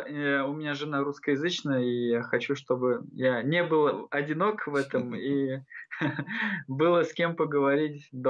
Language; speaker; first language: Russian; non-native, local second language; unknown